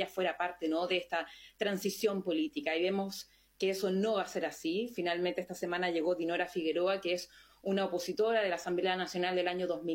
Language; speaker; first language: Spanish; native; Spanish